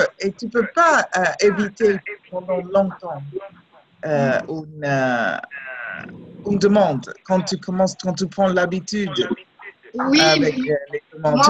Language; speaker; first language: French; non-native, fluent; English